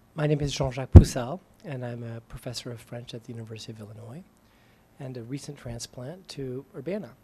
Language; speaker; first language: English; native; English